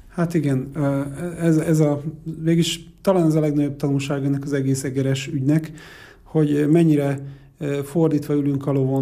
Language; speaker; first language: Hungarian; native; Hungarian